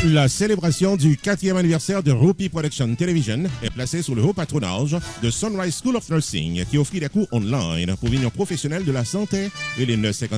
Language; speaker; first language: French; non-native, local second language; Haitian Creole